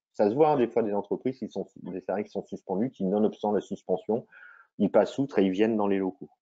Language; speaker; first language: French; native; French